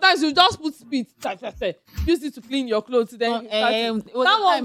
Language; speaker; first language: English; non-native, local second language; Yoruba